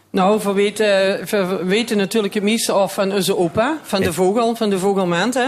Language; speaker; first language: Dutch; non-native, local second language; Limburgish